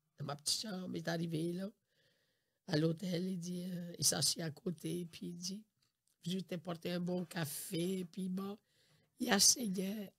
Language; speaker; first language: French; non-native, fluent; Italian